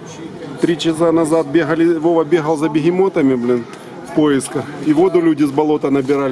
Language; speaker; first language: Russian; native; Russian